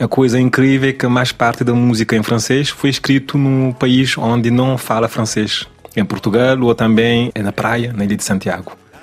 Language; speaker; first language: Portuguese; non-native, learner; Kabuverdianu